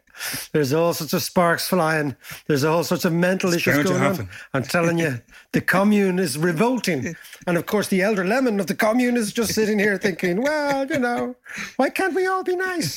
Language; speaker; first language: English; native; English